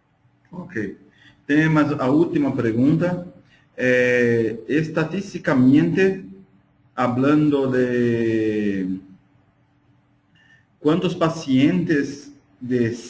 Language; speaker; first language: Spanish; non-native, fluent; Portuguese